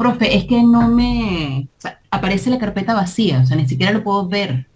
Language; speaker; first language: Spanish; native; Spanish